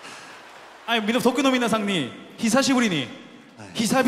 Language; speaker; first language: Japanese; non-native, fluent; Korean